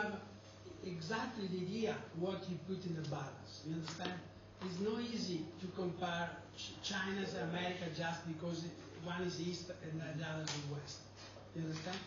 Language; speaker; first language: English; non-native, learner; Italian